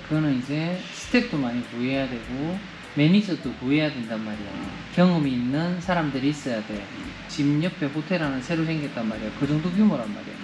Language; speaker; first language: Korean; native; Korean